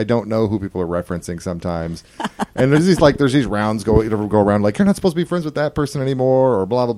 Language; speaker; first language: English; native; English